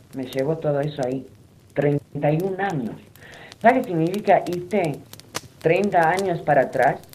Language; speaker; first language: Spanish; non-native, fluent; Armenian